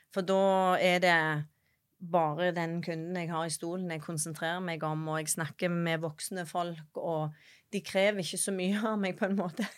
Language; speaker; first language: Norwegian; native; Norwegian